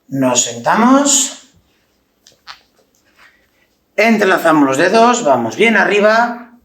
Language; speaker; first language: Spanish; native; Spanish